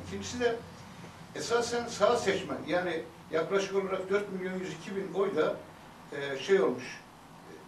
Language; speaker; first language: Turkish; native; Turkish